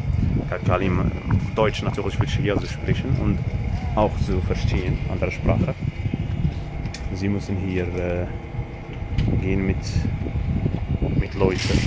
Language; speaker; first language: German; non-native, learner; Arabic